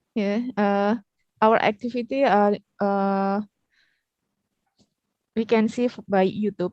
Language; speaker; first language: English; non-native, learner; Indonesian